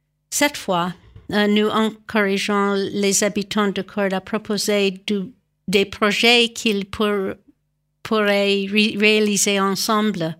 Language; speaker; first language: French; non-native, learner; English